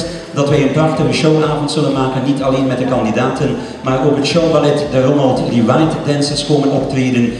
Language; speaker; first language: Dutch; native; Dutch